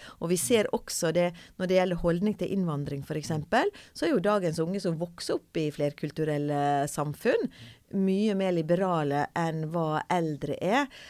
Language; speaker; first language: Norwegian; native; Norwegian